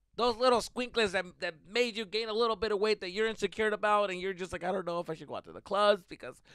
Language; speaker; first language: English; early bilingual, other home language; Spanish